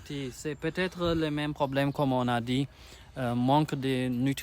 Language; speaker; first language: French; non-native, learner; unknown